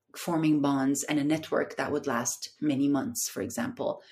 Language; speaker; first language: English; non-native, fluent; Turkish